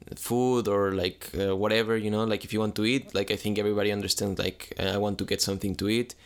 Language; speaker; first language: English; non-native, fluent; Spanish